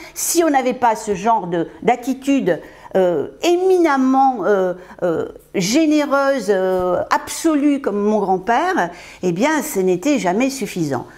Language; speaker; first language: French; native; French